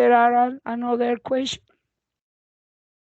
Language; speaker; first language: English; non-native, learner; Spanish